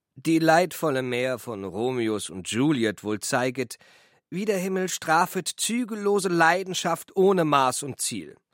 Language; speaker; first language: German; native; German